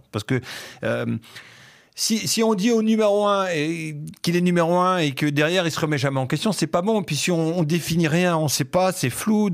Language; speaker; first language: French; native; French